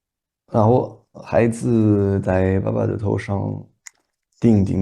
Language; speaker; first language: Chinese; non-native, learner; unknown